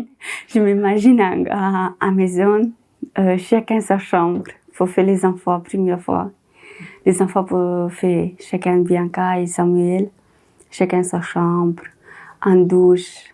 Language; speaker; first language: French; non-native, learner; Romanian